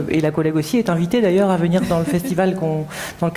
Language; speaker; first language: French; native; French